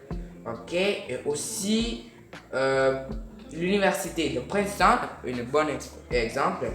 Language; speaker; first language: French; non-native, learner; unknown